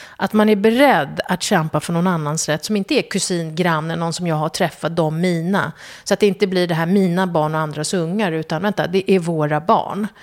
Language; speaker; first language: Swedish; early bilingual, other home language; Kurdish